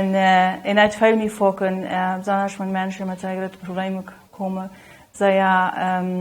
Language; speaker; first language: German; non-native, local second language; Plautdietsch